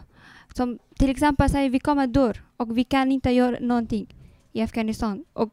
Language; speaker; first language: Swedish; non-native, learner; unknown